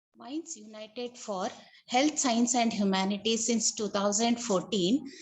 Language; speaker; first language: English; non-native, local second language; Kannada